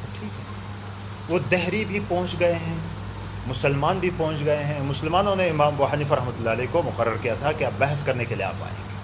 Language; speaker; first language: Urdu; non-native, local second language; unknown